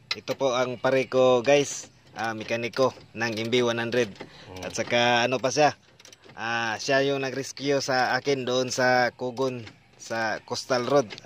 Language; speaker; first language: Filipino; non-native, local second language; Cebuano